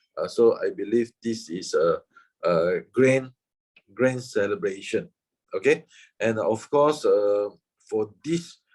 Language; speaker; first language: English; non-native, fluent; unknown